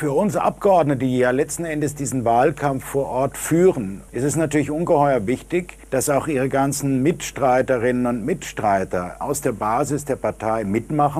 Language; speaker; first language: German; native; German